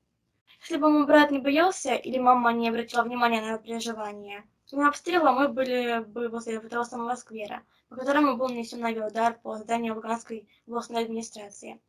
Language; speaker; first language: Russian; native; Russian